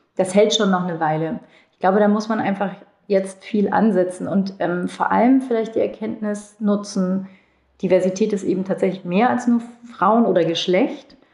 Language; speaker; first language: German; early bilingual, other home language; Turkish